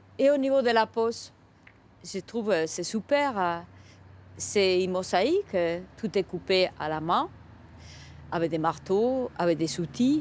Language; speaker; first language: French; non-native, fluent; Spanish